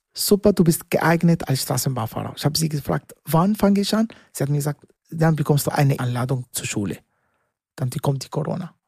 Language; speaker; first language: German; non-native, learner; Arabic